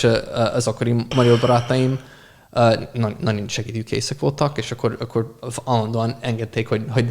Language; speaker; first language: Hungarian; non-native, fluent; English